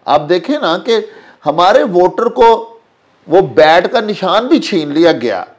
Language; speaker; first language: Urdu; non-native, local second language; Punjabi